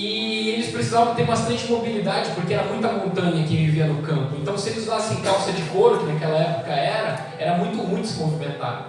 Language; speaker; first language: Portuguese; native; Portuguese